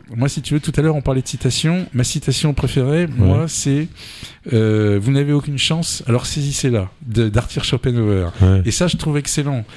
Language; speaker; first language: French; native; French